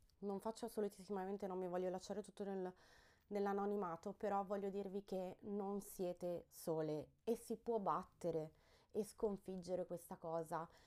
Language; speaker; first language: Italian; early bilingual, heritage; Italian